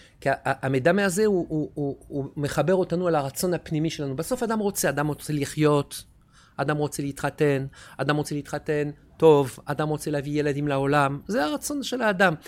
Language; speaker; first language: Hebrew; non-native, fluent; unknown